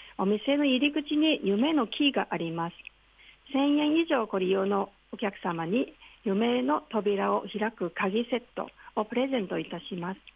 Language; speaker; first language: Japanese; non-native, fluent; Cantonese